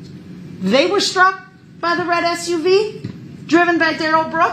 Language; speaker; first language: English; native; English